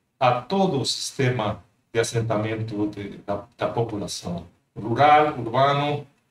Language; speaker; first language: Portuguese; non-native, fluent; Spanish